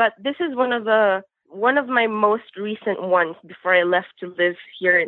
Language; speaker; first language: English; non-native, local second language; Filipino